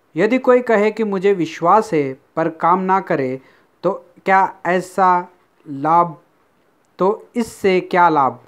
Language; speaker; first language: Hindi; non-native, local second language; Telugu